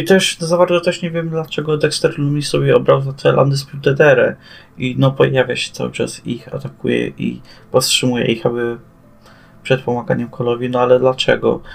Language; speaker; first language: Polish; native; Polish